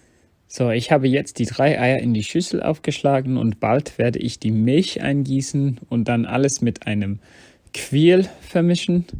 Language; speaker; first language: German; non-native, fluent; English